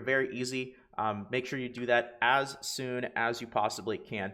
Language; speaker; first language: English; native; English